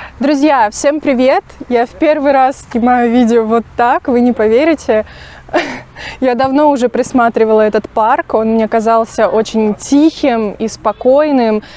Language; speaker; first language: Russian; native; Russian